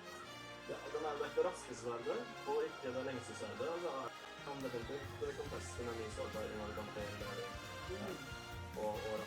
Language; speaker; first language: Norwegian; native; Norwegian